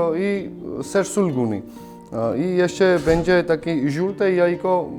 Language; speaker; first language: Polish; non-native, fluent; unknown